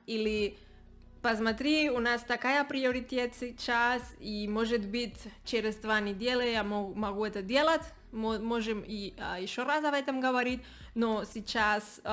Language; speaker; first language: Russian; non-native, learner; Spanish